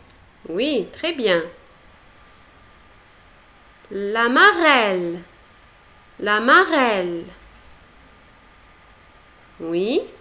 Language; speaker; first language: French; non-native, local second language; Arabic